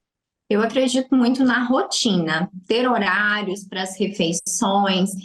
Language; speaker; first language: Portuguese; native; Portuguese